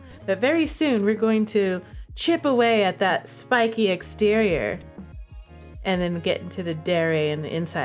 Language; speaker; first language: English; native; English